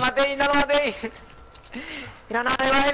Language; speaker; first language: Spanish; native; Spanish